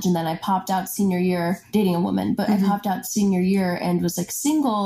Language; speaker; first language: English; native; English